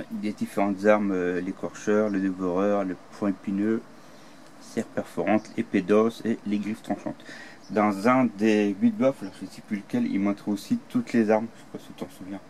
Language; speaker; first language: French; native; French